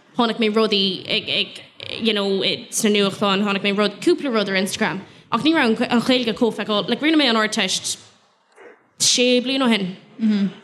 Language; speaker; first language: Irish; non-native, local second language; English